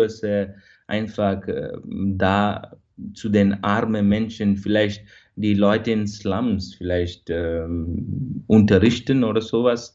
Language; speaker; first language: German; non-native, fluent; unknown